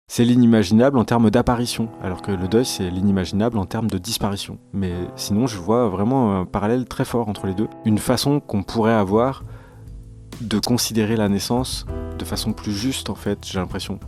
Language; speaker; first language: French; native; French